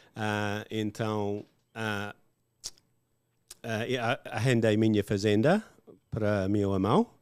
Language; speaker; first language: Portuguese; non-native, learner; English